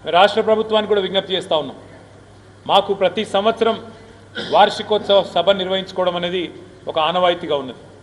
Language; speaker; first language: Telugu; native; Telugu